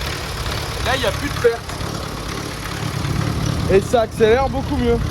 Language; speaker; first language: French; native; French